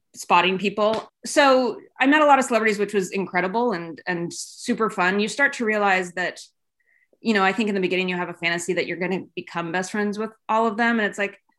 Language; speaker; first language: English; native; English